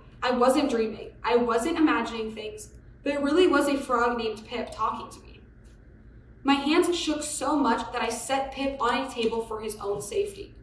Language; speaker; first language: English; native; English